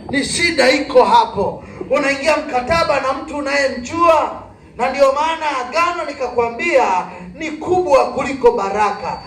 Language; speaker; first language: Swahili; native; Swahili